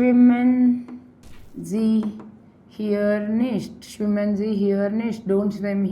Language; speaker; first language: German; non-native, learner; Hindi